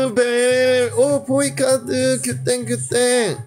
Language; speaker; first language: English; non-native, local second language; Korean